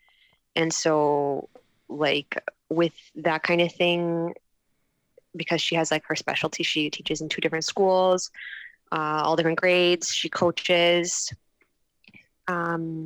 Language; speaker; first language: English; native; English